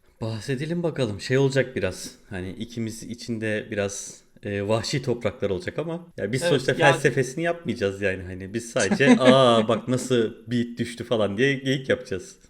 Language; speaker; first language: Turkish; native; Turkish